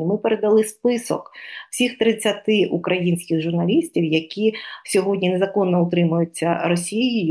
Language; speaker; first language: Ukrainian; native; Ukrainian